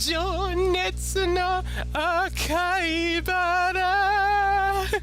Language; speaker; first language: Japanese; non-native, learner; English